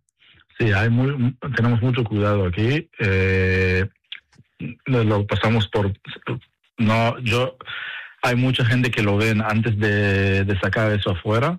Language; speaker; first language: Spanish; non-native, learner; Hebrew